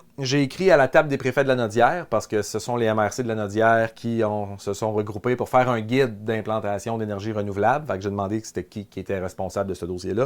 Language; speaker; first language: French; native; French